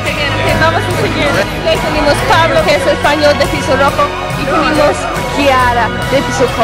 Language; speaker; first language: Spanish; non-native, learner; English